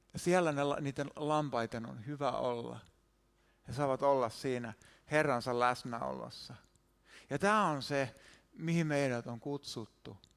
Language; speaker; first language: Finnish; native; Finnish